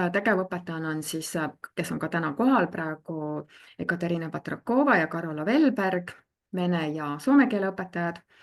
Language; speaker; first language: Estonian; native; Estonian